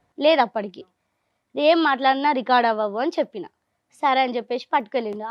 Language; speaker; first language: Telugu; native; Telugu